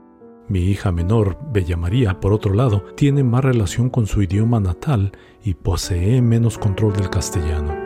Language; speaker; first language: Spanish; native; Spanish